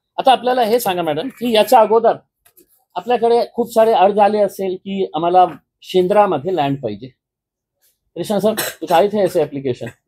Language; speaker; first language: Marathi; non-native, local second language; Urdu